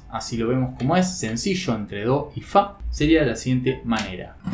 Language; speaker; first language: Spanish; native; Spanish